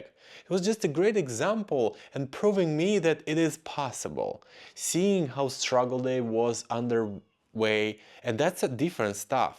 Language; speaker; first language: English; non-native, fluent; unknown